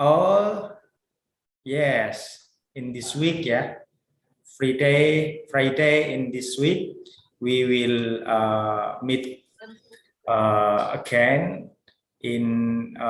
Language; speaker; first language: English; non-native, learner; Indonesian